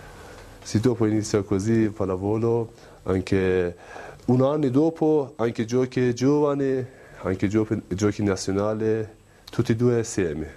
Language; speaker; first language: Italian; non-native, learner; Persian